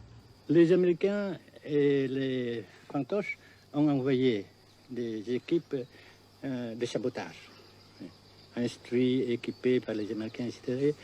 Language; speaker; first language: French; non-native, local second language; Vietnamese